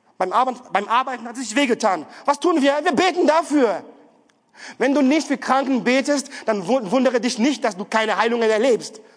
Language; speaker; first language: German; non-native, fluent; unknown